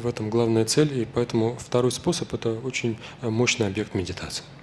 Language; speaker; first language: Russian; native; Russian